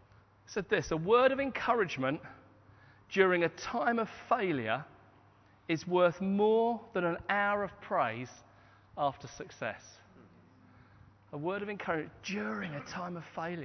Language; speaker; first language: English; native; English